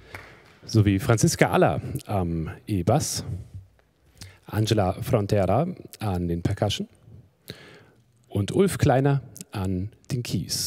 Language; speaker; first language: German; native; German